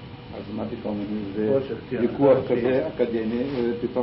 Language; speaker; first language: Hebrew; non-native, fluent; Russian